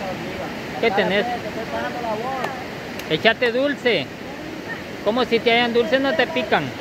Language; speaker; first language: Spanish; native; Spanish